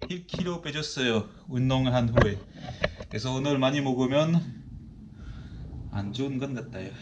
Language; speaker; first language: Korean; non-native, learner; French